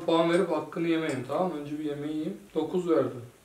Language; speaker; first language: Turkish; native; Turkish